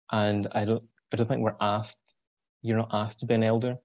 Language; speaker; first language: English; native; English